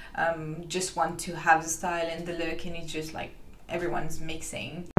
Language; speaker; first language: English; non-native, fluent; French